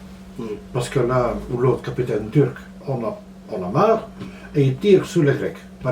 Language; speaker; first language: French; non-native, local second language; Dutch